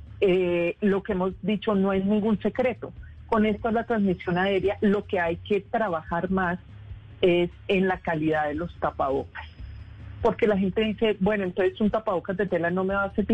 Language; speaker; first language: Spanish; native; Spanish